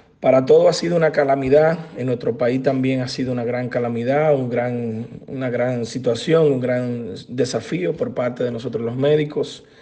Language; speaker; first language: Spanish; native; Spanish